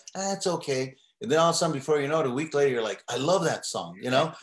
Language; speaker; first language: English; native; English